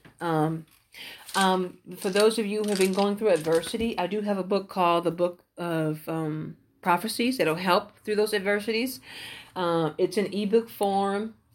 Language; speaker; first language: English; native; English